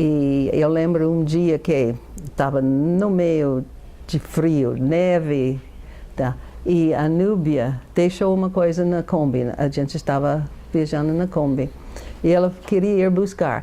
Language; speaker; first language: Portuguese; non-native, fluent; English